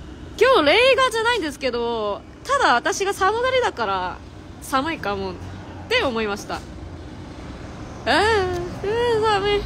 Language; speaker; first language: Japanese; non-native, fluent; Korean